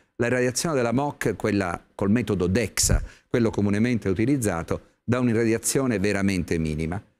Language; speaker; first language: Italian; native; Italian